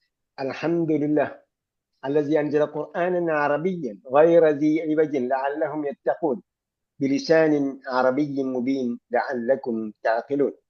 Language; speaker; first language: Arabic; non-native, fluent; Malayalam